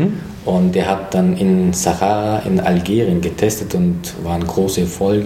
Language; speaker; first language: German; non-native, fluent; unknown